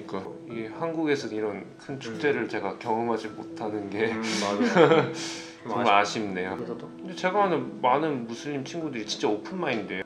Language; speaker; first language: Korean; native; Korean